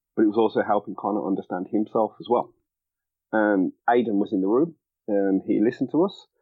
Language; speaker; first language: English; native; English